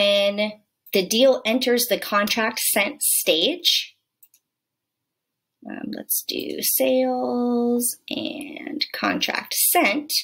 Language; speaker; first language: English; native; English